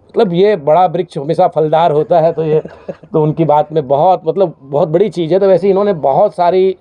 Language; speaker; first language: Hindi; non-native, local second language; Gujarati